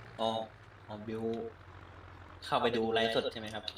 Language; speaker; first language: Thai; native; Thai